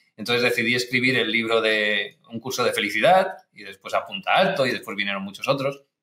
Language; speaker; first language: Spanish; native; Spanish